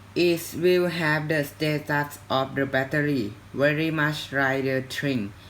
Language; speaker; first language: English; non-native, learner; Thai